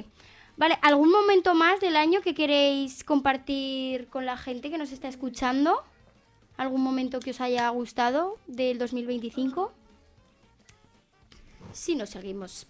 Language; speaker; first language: Spanish; native; Spanish